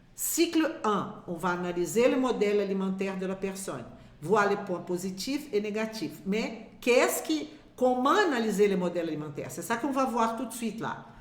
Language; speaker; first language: French; non-native, fluent; Portuguese